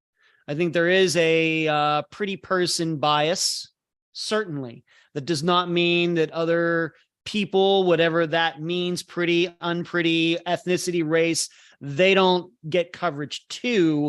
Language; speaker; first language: English; native; English